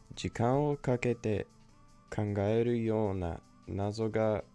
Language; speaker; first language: Japanese; non-native, learner; English